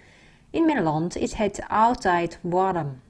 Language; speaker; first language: Dutch; non-native, fluent; Vietnamese